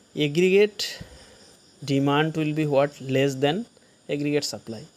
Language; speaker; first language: English; non-native, local second language; Assamese